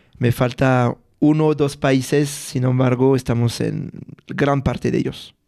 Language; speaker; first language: Spanish; non-native, fluent; French